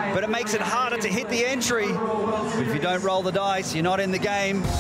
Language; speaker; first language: English; native; English